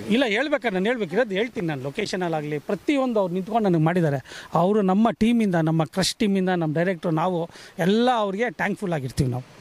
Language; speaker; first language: Kannada; native; Kannada